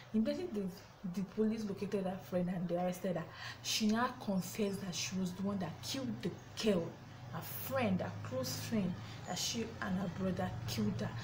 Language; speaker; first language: English; non-native, local second language; Yoruba